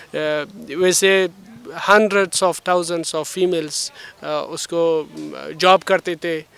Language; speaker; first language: Hindi; non-native, learner; Persian